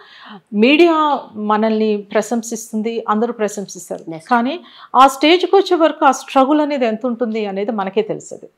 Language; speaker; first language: Telugu; native; Telugu